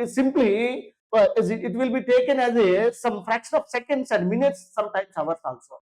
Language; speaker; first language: English; non-native, local second language; Telugu